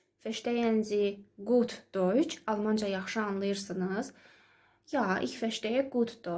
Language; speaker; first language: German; non-native, learner; Azerbaijani